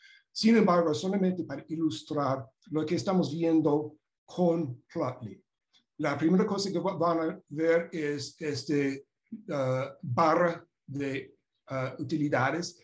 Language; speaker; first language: Spanish; non-native, fluent; English